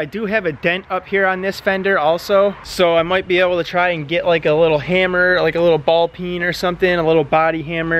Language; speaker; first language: English; native; English